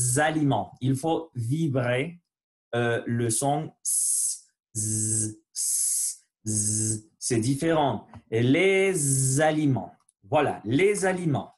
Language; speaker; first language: French; non-native, learner; Spanish